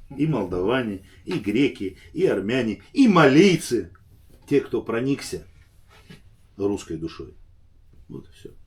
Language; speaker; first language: Russian; native; Russian